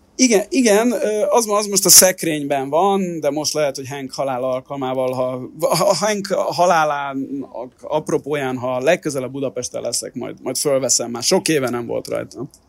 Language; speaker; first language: Hungarian; native; Hungarian